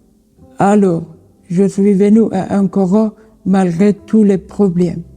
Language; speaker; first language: French; non-native, learner; Persian